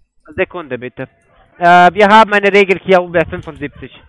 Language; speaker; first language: German; non-native, fluent; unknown